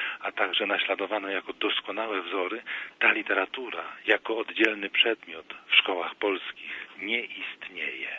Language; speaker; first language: Polish; native; Polish